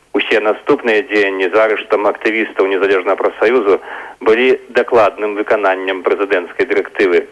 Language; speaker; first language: Belarusian; native; Belarusian